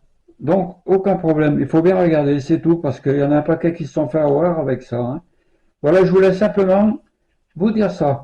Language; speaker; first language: French; native; French